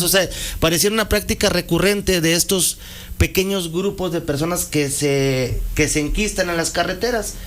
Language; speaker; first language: Spanish; native; Spanish